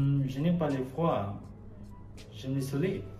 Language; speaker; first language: French; non-native, learner; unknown